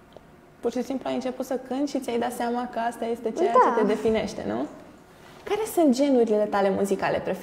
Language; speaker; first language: Romanian; native; Romanian